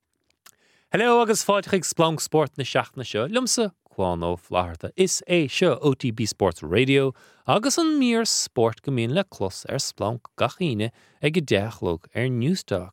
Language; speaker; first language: Irish; native; Irish